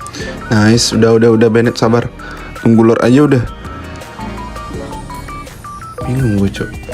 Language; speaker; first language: Indonesian; native; Indonesian